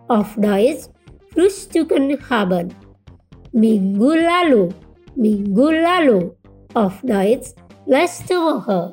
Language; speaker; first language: German; non-native, fluent; Indonesian